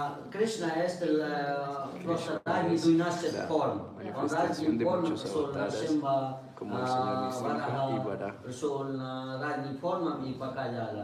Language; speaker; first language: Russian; non-native, learner; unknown